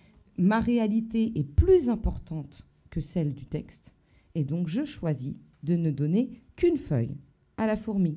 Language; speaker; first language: French; native; French